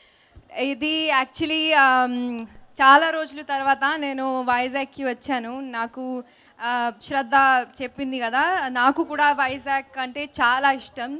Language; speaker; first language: Telugu; non-native, fluent; Hindi